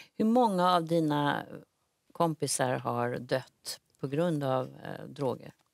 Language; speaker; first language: Swedish; native; Swedish